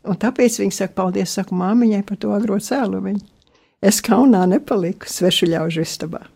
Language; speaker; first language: Latvian; early bilingual, heritage; Latvian